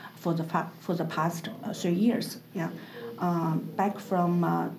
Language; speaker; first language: English; non-native, learner; Chinese